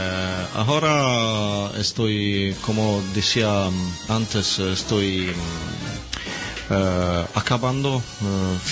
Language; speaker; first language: Spanish; non-native, learner; Italian